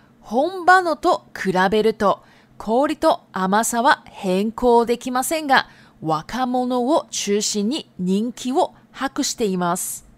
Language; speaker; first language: Japanese; non-native, fluent; Chinese